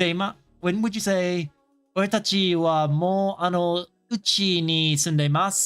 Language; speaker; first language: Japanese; non-native, learner; English